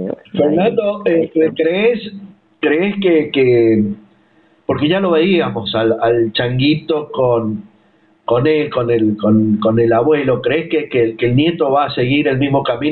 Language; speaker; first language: Spanish; native; Spanish